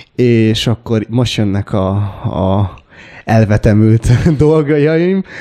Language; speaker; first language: Hungarian; native; Hungarian